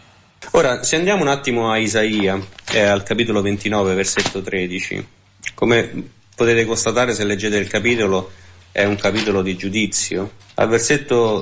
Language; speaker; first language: Italian; native; Italian